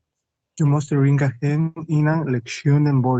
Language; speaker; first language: Swedish; non-native, learner; Spanish